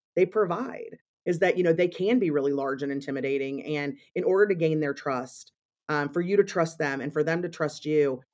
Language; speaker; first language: English; native; English